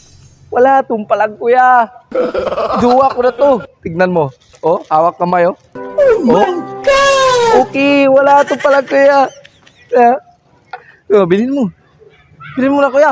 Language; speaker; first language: Filipino; non-native, local second language; Cebuano